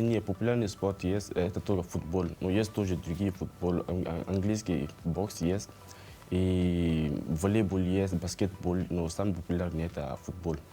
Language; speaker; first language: Russian; non-native, learner; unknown